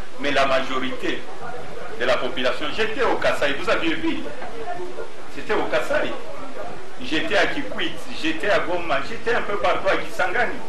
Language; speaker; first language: French; non-native, local second language; Swahili